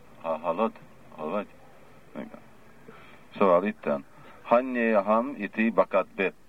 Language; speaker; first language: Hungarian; early bilingual, heritage; Hungarian